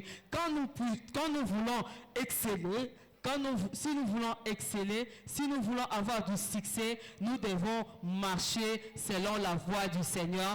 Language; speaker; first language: French; non-native, local second language; Lingala